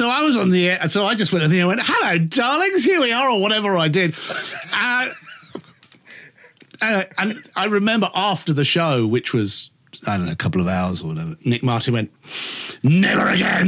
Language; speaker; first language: English; native; English